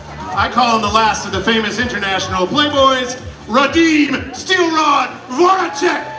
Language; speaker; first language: English; native; English